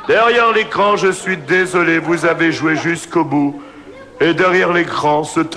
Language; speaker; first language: French; native; French